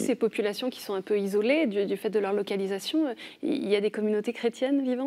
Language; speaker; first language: French; native; French